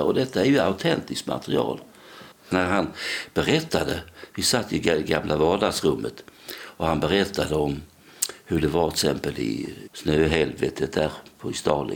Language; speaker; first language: Swedish; native; Swedish